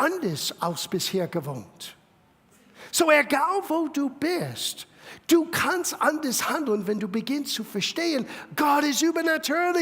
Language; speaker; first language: German; non-native, fluent; English